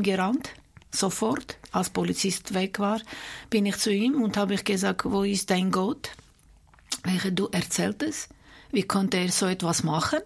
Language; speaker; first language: German; non-native, fluent; Armenian